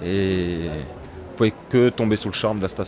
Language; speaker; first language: French; native; French